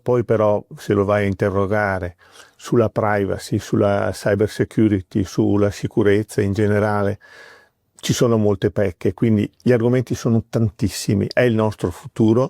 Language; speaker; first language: Italian; native; Italian